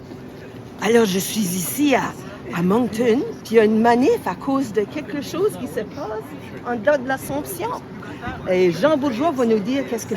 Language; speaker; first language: French; native; French